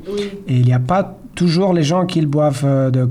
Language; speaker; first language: French; non-native, learner; Persian